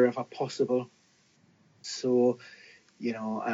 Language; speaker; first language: English; native; English